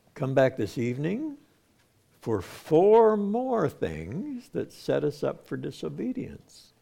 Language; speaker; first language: English; native; English